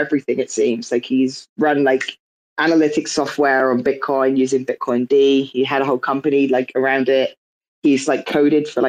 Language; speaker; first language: English; native; English